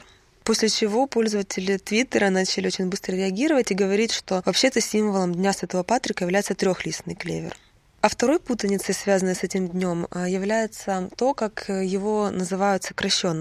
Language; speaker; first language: Russian; native; Russian